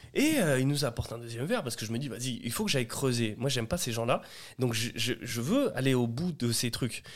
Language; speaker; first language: French; early bilingual, other home language; Portuguese